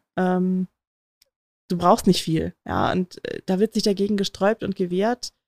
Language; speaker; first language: German; native; German